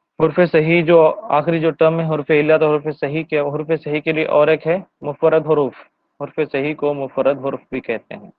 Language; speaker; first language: Urdu; native; Urdu